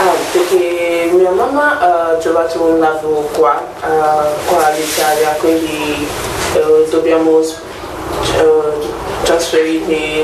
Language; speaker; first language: Italian; non-native, learner; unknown